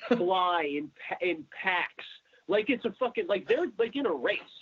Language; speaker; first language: English; native; English